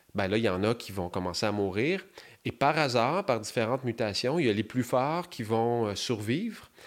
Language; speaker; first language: French; native; French